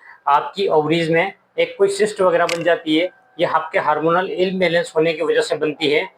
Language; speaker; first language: Hindi; native; Hindi